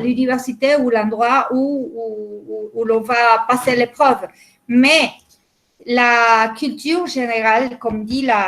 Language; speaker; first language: French; non-native, fluent; Spanish